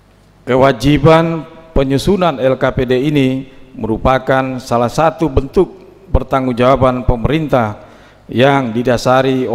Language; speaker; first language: Indonesian; native; Indonesian